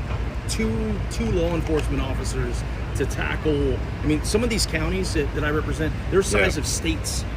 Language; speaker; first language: English; native; English